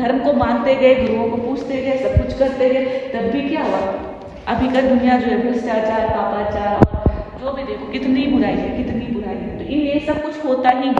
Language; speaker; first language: Hindi; native; Hindi